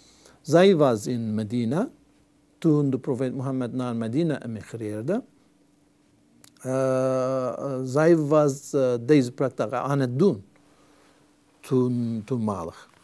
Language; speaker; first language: Dutch; non-native, fluent; Turkish